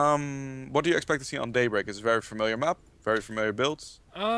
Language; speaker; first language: English; non-native, fluent; Dutch